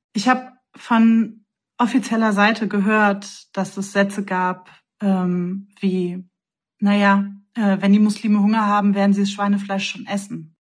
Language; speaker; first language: German; native; German